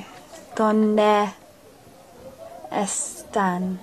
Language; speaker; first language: Spanish; non-native, learner; English